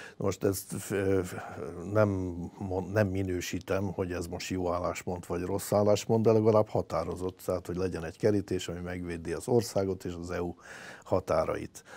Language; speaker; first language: Hungarian; native; Hungarian